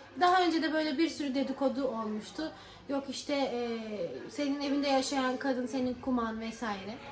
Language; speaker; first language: Turkish; native; Turkish